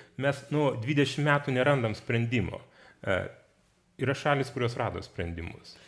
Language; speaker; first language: Lithuanian; non-native, fluent; Georgian